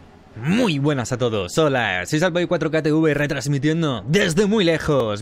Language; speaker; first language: Spanish; native; Spanish